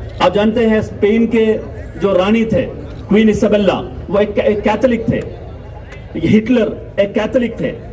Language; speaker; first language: Urdu; non-native, local second language; Malayalam